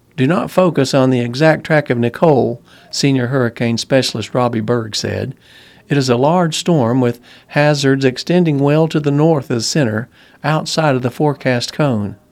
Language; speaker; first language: English; native; English